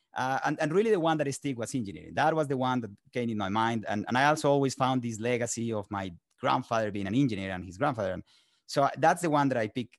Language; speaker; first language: English; non-native, fluent; Spanish